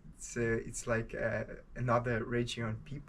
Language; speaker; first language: English; non-native, learner; Ukrainian